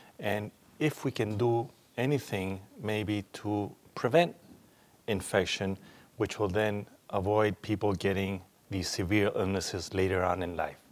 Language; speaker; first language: English; non-native, fluent; Spanish